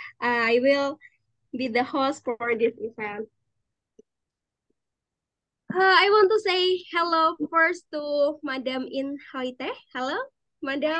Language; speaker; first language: English; non-native, learner; Indonesian